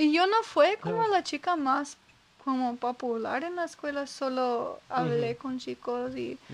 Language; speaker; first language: Spanish; non-native, learner; English